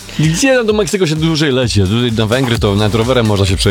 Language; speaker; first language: Polish; native; Polish